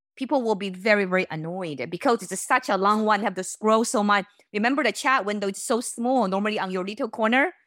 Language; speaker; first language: English; non-native, fluent; Chinese